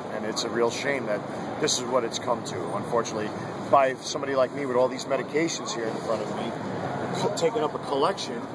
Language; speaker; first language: English; native; English